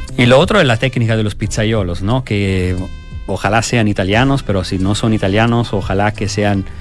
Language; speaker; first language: Spanish; non-native, fluent; Italian